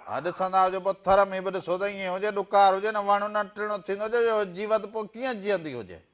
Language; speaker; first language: Sindhi; native; Sindhi